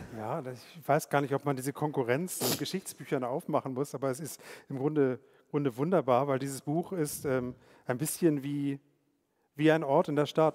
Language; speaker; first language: German; native; German